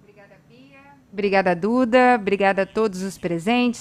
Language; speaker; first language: Portuguese; native; Portuguese